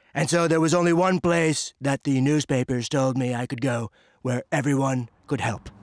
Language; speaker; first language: English; native; English